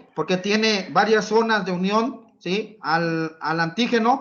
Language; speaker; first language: Spanish; native; Spanish